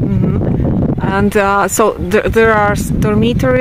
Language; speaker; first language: English; non-native, learner; Polish